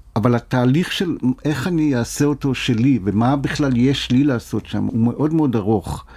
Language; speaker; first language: Hebrew; native; Hebrew